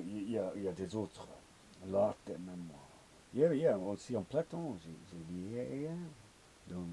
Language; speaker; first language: French; non-native, learner; English